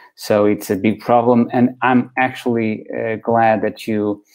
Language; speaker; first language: English; non-native, fluent; Portuguese